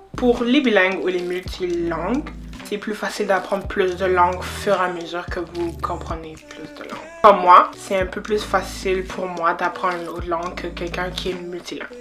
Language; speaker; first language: French; native; French